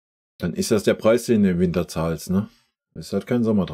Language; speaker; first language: German; native; German